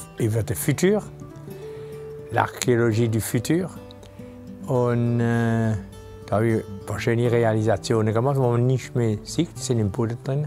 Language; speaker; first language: German; non-native, local second language; Swiss German